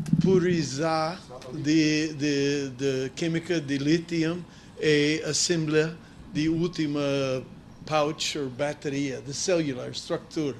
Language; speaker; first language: Portuguese; non-native, learner; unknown